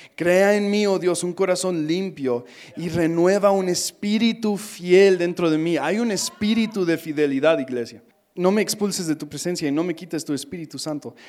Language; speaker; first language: Spanish; non-native, fluent; English